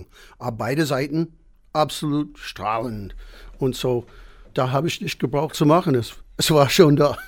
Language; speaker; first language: German; non-native, fluent; English